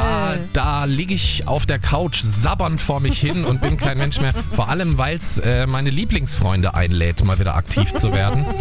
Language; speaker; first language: German; native; German